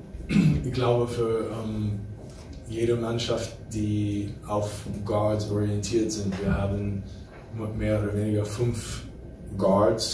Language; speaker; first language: German; non-native, fluent; English